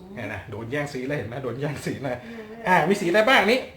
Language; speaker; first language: Thai; native; Thai